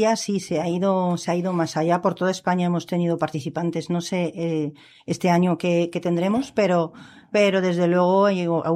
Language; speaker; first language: Spanish; non-native, fluent; French